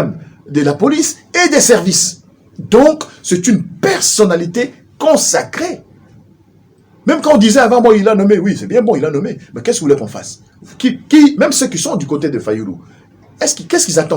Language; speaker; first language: French; non-native, local second language; Lingala